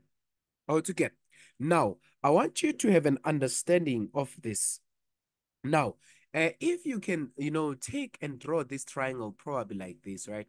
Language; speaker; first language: English; non-native, local second language; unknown